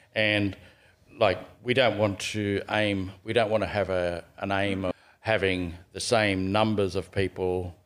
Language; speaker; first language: English; native; English